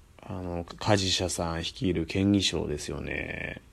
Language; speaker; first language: Japanese; native; Japanese